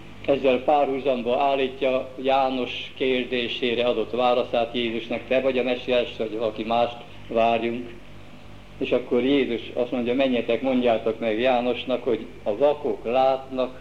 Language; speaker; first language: Hungarian; native; Hungarian